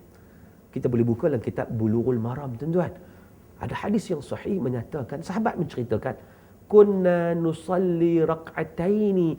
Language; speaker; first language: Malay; native; Malay